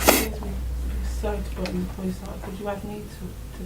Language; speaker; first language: English; native; English